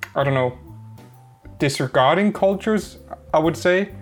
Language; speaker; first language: English; non-native, fluent; Danish